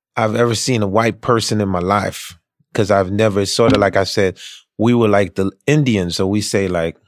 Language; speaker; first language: English; early bilingual, other home language; Haitian Creole